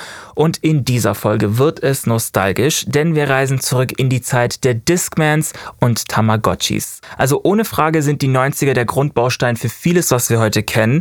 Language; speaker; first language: German; native; German